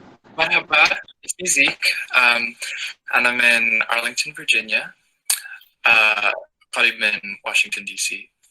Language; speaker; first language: Arabic; non-native, learner; English